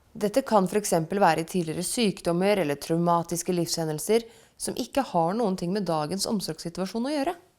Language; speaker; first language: Norwegian; native; Norwegian